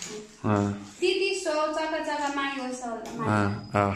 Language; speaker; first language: Chinese; non-native, learner; Nepali